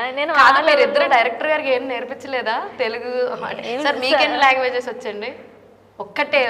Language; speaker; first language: Telugu; native; Telugu